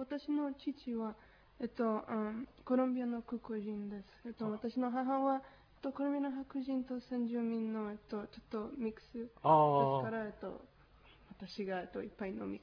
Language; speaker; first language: Japanese; non-native, learner; Spanish